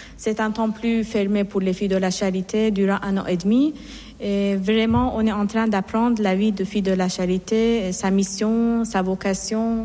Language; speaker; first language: French; non-native, fluent; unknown